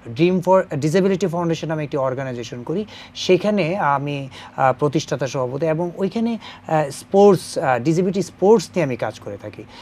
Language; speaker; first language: Bangla; native; Bangla